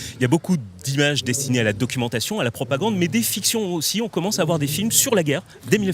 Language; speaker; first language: French; native; French